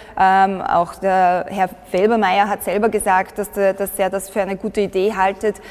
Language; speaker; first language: German; early bilingual, other home language; Bosnian